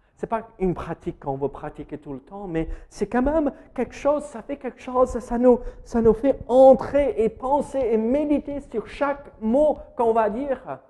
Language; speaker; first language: French; non-native, fluent; English